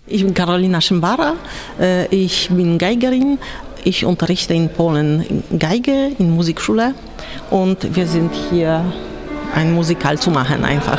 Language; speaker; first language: German; non-native, learner; Polish